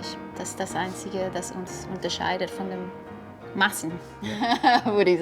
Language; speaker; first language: German; non-native, fluent; Spanish